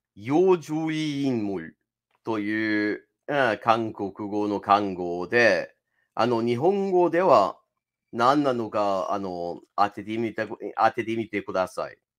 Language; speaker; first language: Japanese; non-native, fluent; English